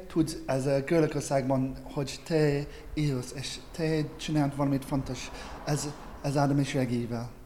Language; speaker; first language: Hungarian; non-native, learner; English